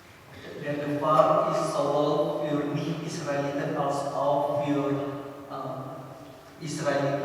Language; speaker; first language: German; non-native, learner; Indonesian